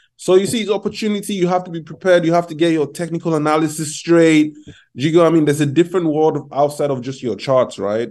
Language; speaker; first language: English; non-native, local second language; Yoruba